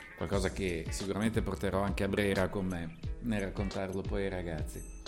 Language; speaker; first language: Italian; native; Italian